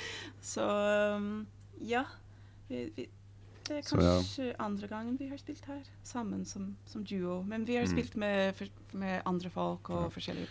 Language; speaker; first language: Norwegian; non-native, fluent; English